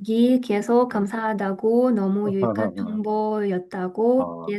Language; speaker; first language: Korean; non-native, fluent; Russian